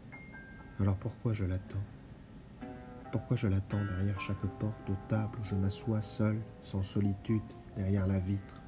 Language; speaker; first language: French; native; French